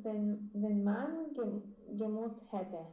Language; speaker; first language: German; non-native, learner; Romanian